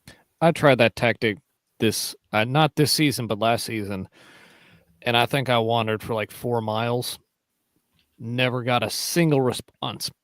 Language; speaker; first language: English; native; English